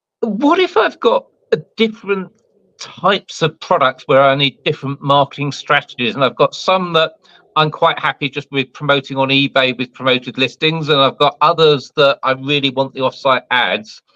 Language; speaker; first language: English; native; English